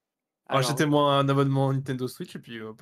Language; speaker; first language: French; native; French